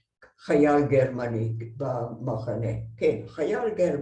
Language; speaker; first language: Hebrew; non-native, fluent; Hungarian